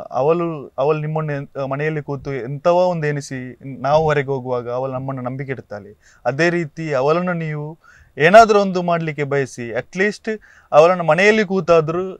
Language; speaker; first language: Kannada; non-native, local second language; Badaga